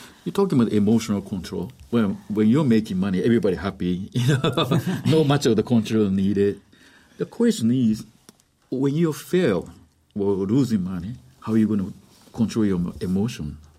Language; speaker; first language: English; non-native, fluent; Japanese